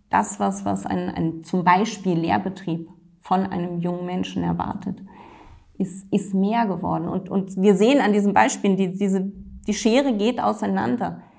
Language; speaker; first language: German; native; German